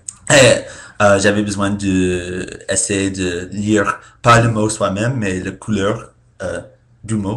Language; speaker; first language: French; non-native, fluent; English